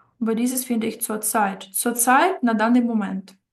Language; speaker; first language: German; non-native, fluent; Ukrainian